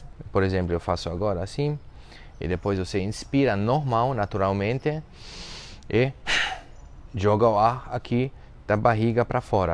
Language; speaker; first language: Portuguese; non-native, fluent; German